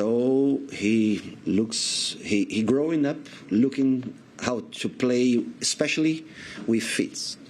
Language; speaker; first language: English; non-native, learner; Portuguese